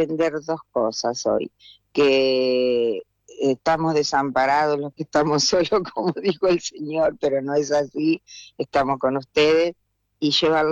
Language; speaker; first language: Spanish; native; Spanish